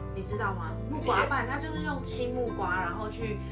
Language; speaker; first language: Chinese; native; Chinese